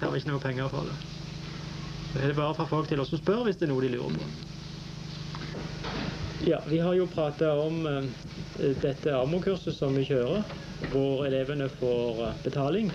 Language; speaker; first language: Norwegian; native; Norwegian